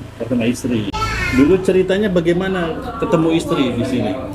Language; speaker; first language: Indonesian; native; Indonesian